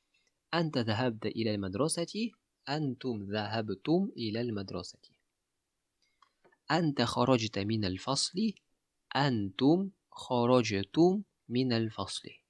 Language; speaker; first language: Arabic; non-native, fluent; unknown